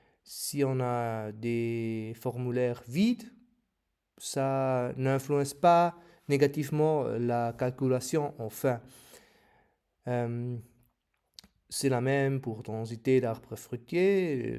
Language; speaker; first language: French; non-native, learner; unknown